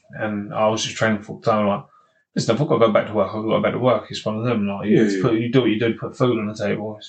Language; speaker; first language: English; native; English